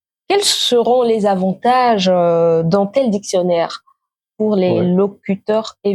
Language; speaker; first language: French; native; French